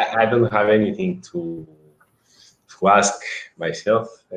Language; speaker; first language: English; non-native, fluent; Greek